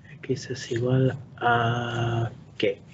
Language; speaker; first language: Spanish; non-native, learner; English